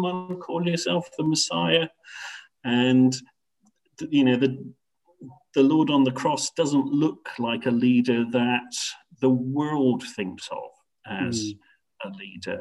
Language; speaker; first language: English; native; English